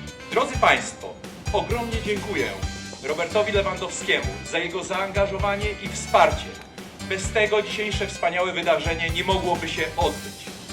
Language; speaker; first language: Polish; native; Polish